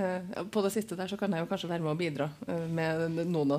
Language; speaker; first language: Norwegian; native; Norwegian